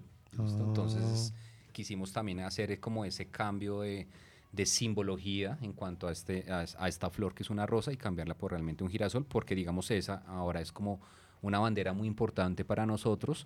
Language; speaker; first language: Spanish; native; Spanish